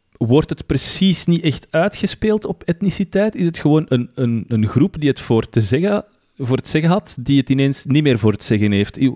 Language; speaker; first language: Dutch; native; Dutch